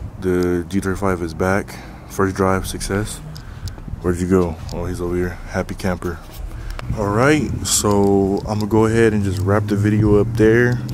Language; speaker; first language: English; native; English